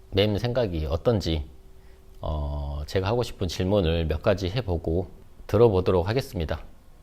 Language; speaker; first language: Korean; native; Korean